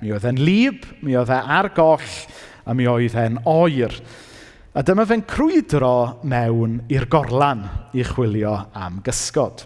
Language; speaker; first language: Welsh; native; Welsh